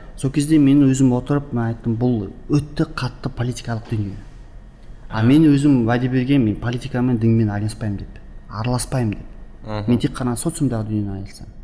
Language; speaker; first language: Kazakh; early bilingual, heritage; Kazakh